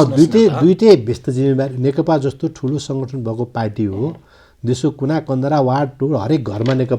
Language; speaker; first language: Nepali; native; Nepali